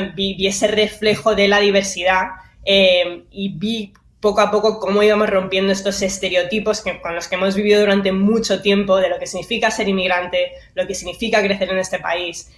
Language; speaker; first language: Spanish; early bilingual, heritage; Spanish